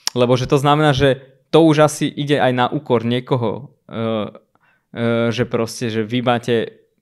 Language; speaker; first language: Slovak; early bilingual, other home language; Armenian